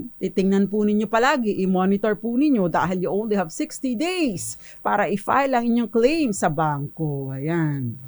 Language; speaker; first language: Filipino; native; Filipino